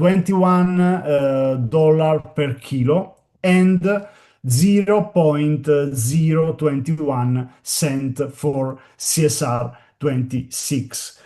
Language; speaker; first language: English; non-native, learner; Italian